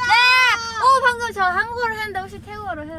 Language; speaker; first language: Korean; non-native, fluent; Thai